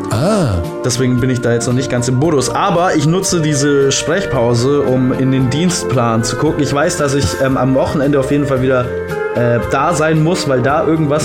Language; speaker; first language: German; native; German